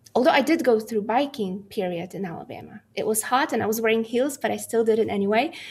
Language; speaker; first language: English; non-native, fluent; Polish